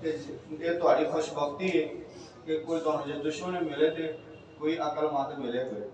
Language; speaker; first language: Urdu; non-native, local second language; Punjabi